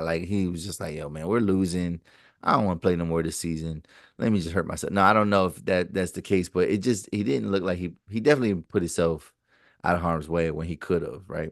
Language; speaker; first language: English; native; English